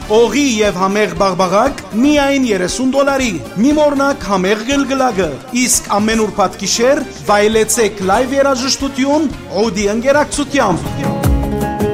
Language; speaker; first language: Armenian; native; Armenian